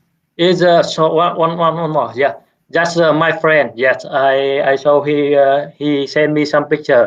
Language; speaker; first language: English; non-native, learner; Vietnamese